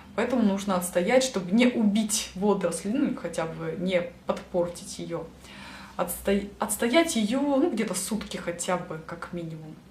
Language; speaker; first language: Russian; native; Russian